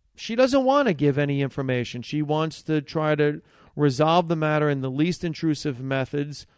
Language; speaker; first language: English; early bilingual, other home language; Italian